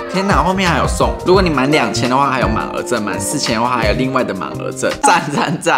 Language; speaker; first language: Chinese; native; Chinese